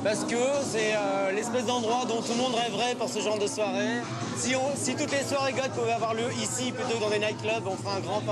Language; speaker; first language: French; native; French